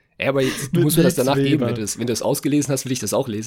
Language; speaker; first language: German; native; German